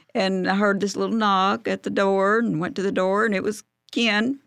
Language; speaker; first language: English; native; English